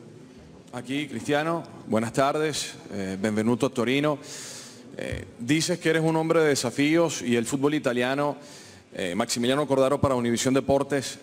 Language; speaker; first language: Spanish; native; Spanish